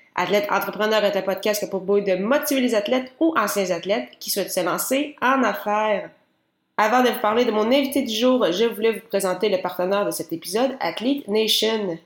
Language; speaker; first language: French; native; French